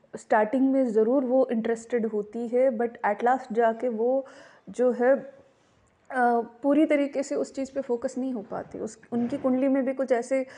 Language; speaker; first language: Hindi; non-native, local second language; Marathi